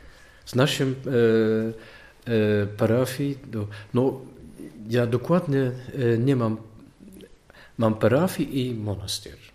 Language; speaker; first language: Polish; non-native, learner; Dutch